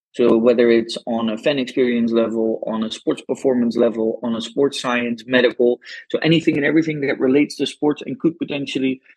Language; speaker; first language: English; non-native, fluent; Dutch